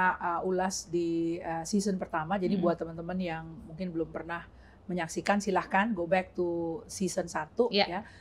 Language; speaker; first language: Indonesian; native; Indonesian